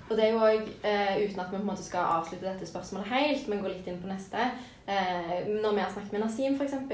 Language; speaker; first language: Norwegian; native; Norwegian